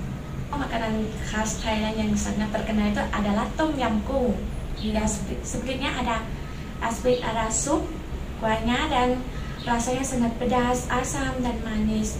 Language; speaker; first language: Indonesian; non-native, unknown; Thai